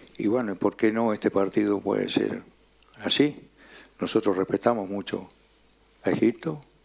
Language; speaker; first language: Spanish; native; Spanish